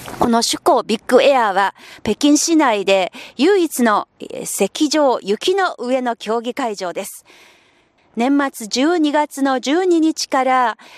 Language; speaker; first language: Japanese; non-native, fluent; Chinese